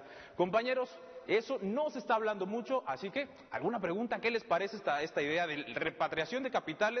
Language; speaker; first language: Spanish; native; Spanish